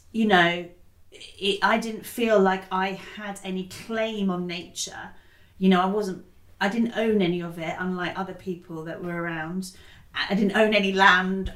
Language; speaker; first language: English; native; English